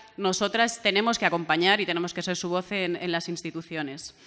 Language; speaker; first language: Spanish; native; Spanish